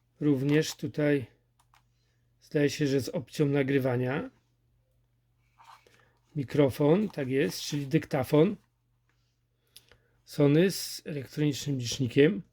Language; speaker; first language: Polish; native; Polish